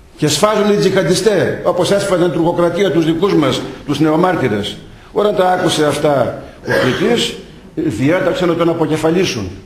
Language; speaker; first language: Greek; native; Greek